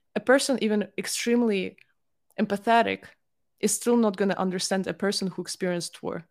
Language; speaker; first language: English; non-native, fluent; Russian